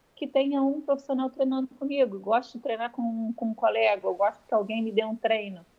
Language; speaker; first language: Portuguese; native; Portuguese